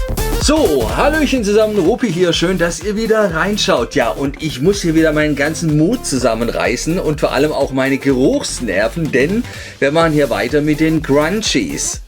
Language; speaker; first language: German; native; German